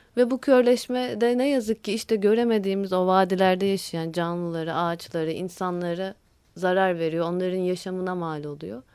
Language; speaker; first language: Turkish; native; Turkish